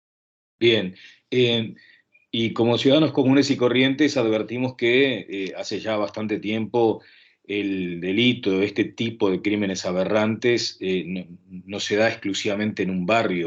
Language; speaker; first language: Spanish; native; Spanish